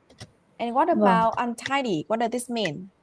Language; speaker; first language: English; non-native, learner; Vietnamese